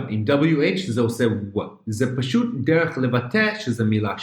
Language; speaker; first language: Hebrew; non-native, fluent; English